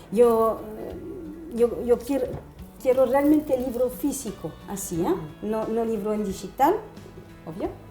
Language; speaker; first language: Spanish; non-native, fluent; French